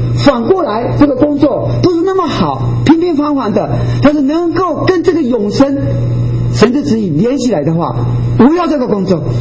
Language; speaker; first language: Chinese; non-native, local second language; Japanese